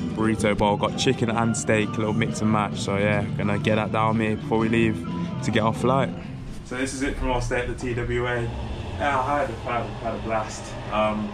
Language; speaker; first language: English; native; English